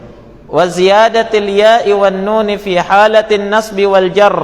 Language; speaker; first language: Arabic; non-native, fluent; Indonesian